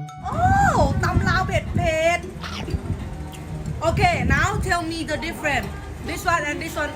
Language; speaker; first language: English; non-native, learner; Thai